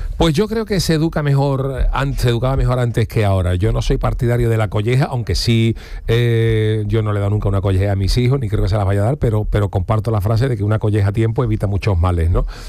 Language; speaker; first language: Spanish; native; Spanish